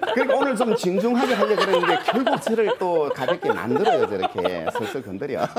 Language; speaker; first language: Korean; native; Korean